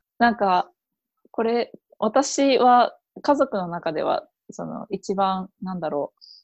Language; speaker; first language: Japanese; native; Japanese